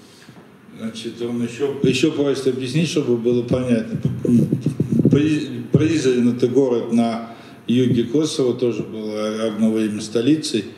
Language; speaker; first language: Russian; native; Russian